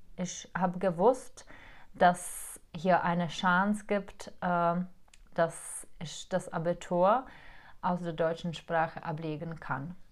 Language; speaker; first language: German; non-native, fluent; Czech